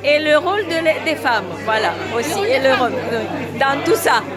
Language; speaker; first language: French; non-native, fluent; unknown